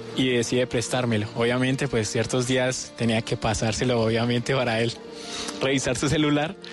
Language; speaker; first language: Spanish; native; Spanish